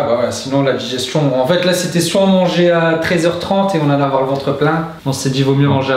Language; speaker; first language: French; native; French